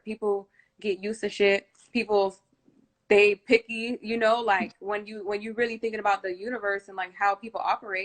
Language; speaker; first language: English; native; English